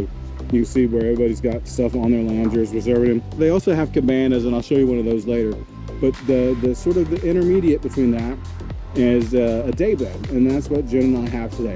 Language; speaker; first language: English; native; English